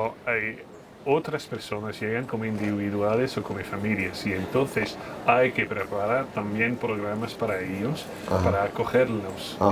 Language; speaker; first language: Spanish; non-native, fluent; French